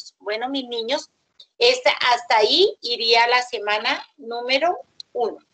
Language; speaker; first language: Spanish; native; Spanish